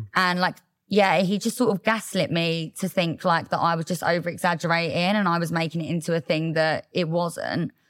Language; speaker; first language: English; native; English